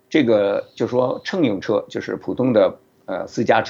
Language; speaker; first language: Chinese; native; Chinese